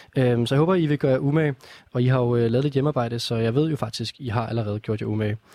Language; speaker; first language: Danish; native; Danish